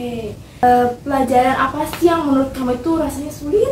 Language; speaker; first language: Indonesian; native; Indonesian